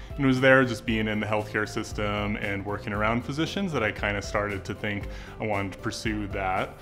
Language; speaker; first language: English; native; English